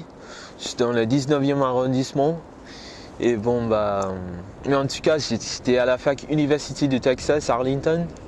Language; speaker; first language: French; non-native, learner; English